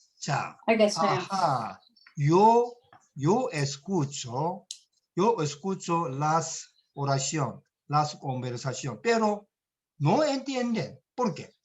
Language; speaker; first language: Spanish; non-native, learner; Korean